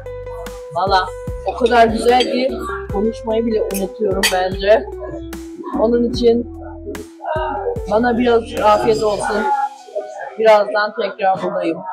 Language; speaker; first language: Turkish; early bilingual, heritage; Turkish